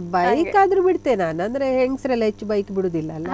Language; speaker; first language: Kannada; native; Kannada